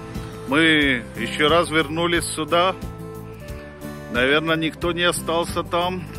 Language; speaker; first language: Russian; non-native, fluent; Hindi